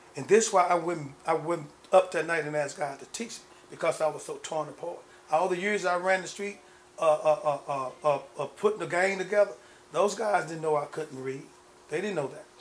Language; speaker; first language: English; native; English